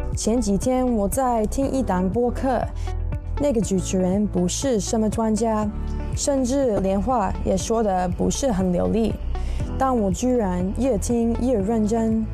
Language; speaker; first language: Chinese; non-native, fluent; English